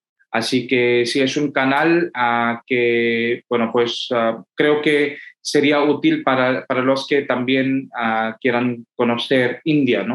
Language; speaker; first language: Spanish; non-native, fluent; Hindi